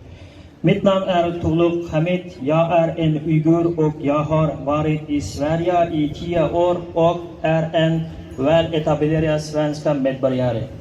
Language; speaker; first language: Swedish; non-native, learner; Uyghur